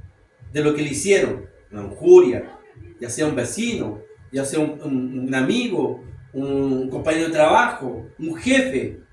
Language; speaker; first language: Spanish; native; Spanish